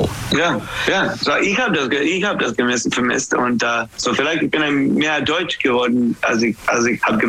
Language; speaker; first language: German; non-native, fluent; English